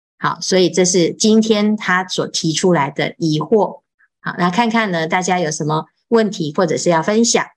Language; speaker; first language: Chinese; native; Chinese